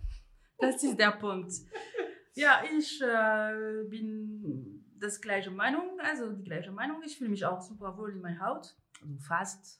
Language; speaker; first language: German; non-native, fluent; French